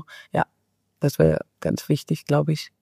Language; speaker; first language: German; non-native, fluent; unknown